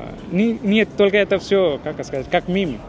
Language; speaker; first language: Russian; non-native, learner; Hindi